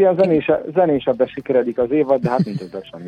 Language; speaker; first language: Hungarian; native; Hungarian